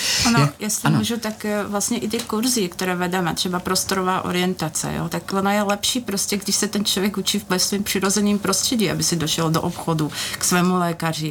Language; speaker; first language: Czech; native; Czech